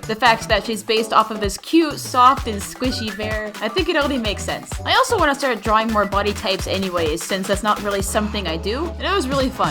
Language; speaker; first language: English; native; English